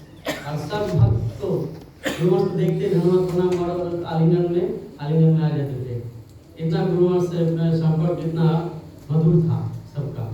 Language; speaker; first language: Hindi; non-native, local second language; Bangla